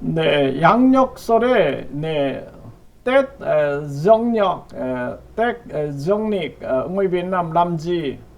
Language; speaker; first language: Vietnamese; non-native, learner; Korean